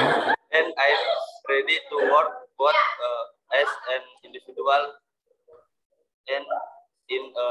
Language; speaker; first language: English; non-native, learner; Indonesian